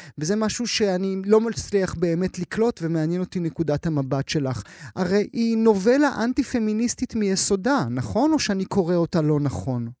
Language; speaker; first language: Hebrew; native; Hebrew